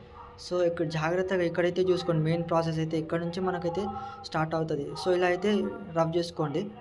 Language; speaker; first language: Telugu; native; Telugu